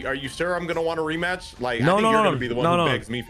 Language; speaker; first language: English; native; English